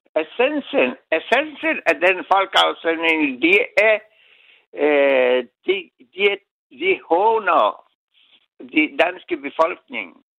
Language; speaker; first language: Danish; non-native, learner; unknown